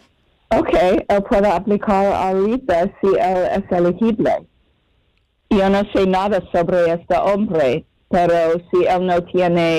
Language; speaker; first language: Spanish; non-native, fluent; English